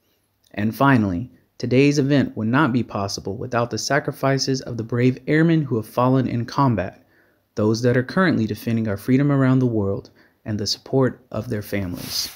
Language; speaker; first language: English; native; English